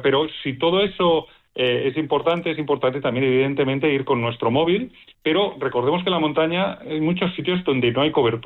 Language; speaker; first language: Spanish; native; Spanish